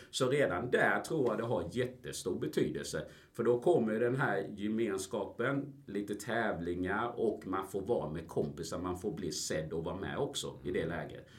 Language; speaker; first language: Swedish; early bilingual, other home language; Spanish